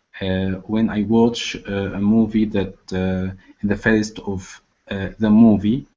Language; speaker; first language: English; non-native, learner; Arabic